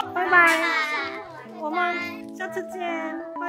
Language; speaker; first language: Chinese; non-native, fluent; Korean